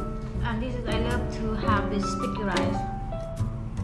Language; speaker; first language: English; non-native, learner; Thai